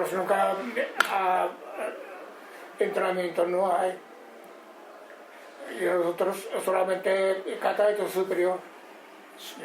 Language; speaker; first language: Spanish; non-native, learner; Japanese